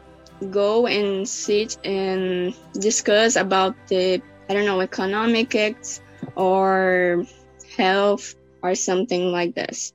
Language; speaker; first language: English; non-native, learner; Portuguese